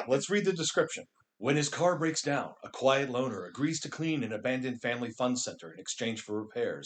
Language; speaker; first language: English; native; English